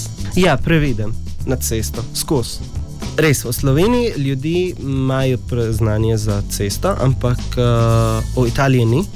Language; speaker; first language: Slovenian; non-native, learner; Arabic